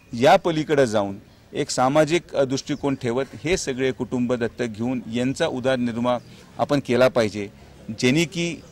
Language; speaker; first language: Marathi; native; Marathi